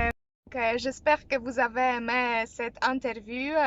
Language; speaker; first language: French; non-native, fluent; Polish